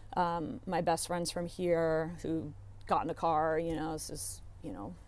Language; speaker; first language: English; native; English